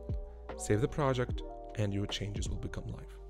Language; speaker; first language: English; non-native, fluent; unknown